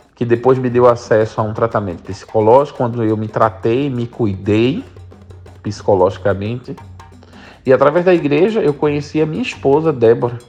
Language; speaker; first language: Portuguese; native; Portuguese